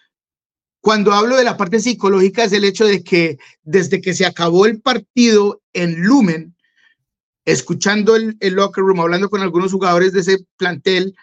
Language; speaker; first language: Spanish; native; Spanish